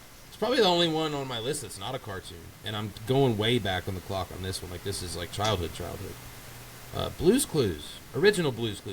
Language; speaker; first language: English; native; English